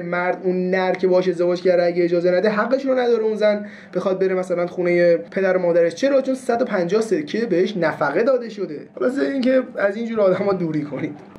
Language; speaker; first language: Persian; native; Persian